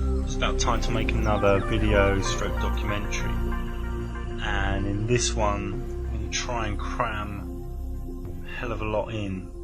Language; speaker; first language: English; native; English